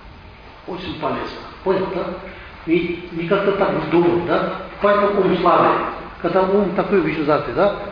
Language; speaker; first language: Russian; non-native, learner; Tibetan